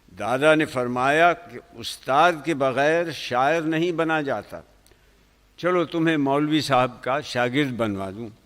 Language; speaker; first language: Urdu; native; Urdu